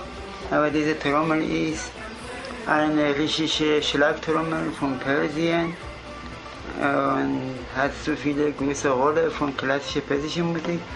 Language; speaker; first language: German; non-native, fluent; Kurdish